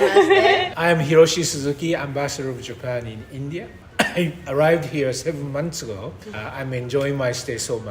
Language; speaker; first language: English; non-native, fluent; Japanese